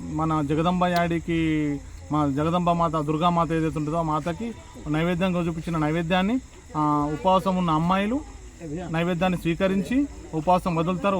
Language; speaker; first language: Telugu; non-native, local second language; Lambadi